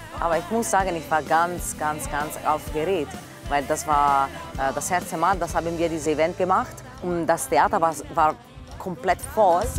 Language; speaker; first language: German; non-native, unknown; Italian